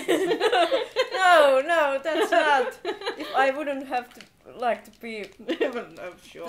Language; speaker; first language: English; non-native, fluent; Finnish